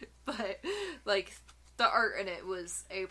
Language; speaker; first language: English; native; English